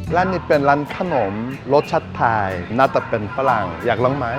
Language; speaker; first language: Thai; non-native, learner; Korean